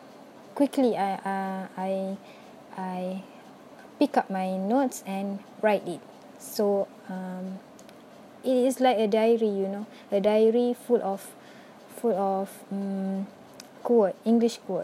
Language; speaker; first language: English; non-native, local second language; Malay